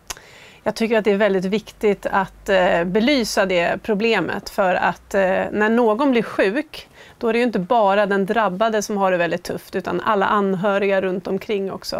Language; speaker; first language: Swedish; native; Swedish